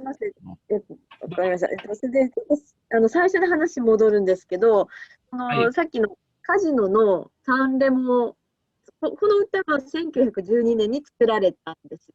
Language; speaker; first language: Japanese; native; Japanese